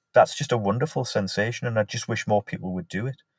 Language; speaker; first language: English; native; English